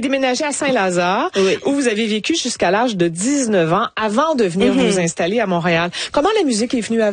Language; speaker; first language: French; native; French